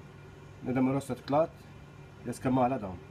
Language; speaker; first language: Swedish; non-native, learner; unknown